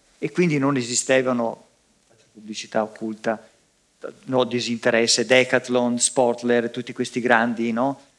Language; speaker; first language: Italian; native; Italian